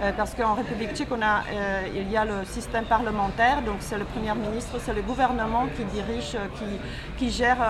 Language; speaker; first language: French; non-native, fluent; Czech